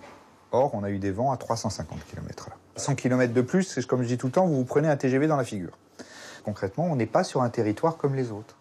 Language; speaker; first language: French; native; French